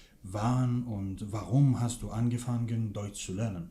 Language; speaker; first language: German; non-native, fluent; Kurdish